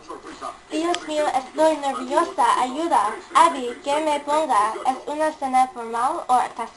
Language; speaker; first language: Spanish; non-native, learner; English